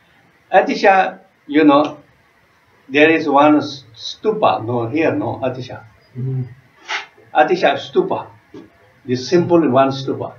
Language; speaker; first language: English; non-native, learner; Tibetan